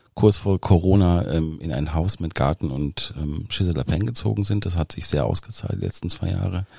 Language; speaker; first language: German; native; German